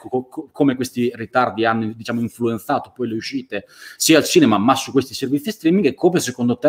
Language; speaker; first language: Italian; native; Italian